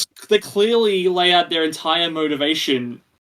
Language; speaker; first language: English; native; English